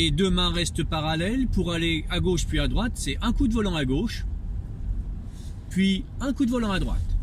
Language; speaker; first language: French; native; French